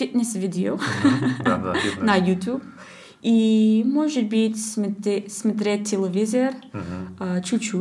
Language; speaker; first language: Russian; non-native, learner; English